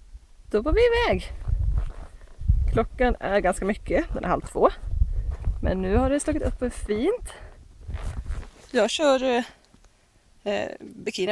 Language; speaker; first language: Swedish; native; Swedish